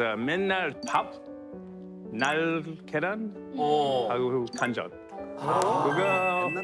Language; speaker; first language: Korean; early bilingual, heritage; English